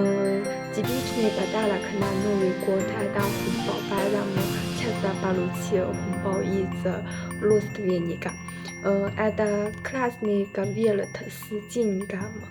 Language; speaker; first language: Russian; non-native, learner; Chinese